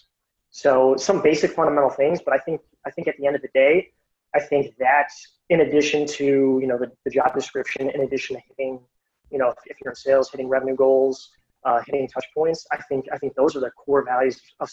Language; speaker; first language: English; native; English